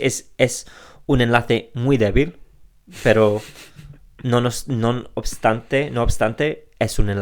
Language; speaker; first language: Spanish; non-native, fluent; English